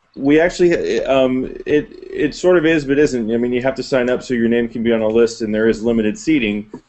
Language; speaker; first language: English; native; English